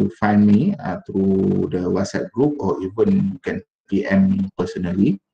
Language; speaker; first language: English; non-native, local second language; Malay